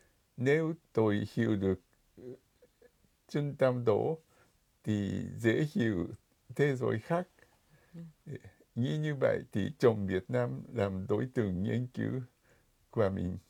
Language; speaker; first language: Vietnamese; non-native, fluent; Japanese